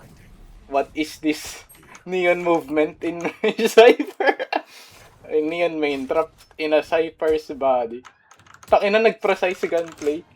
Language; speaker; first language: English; non-native, local second language; Filipino